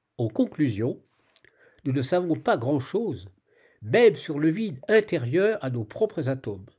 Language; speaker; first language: French; native; French